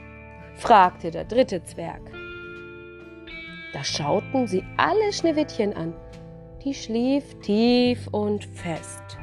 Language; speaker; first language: German; native; German